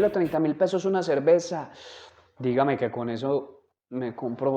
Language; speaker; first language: Spanish; native; Spanish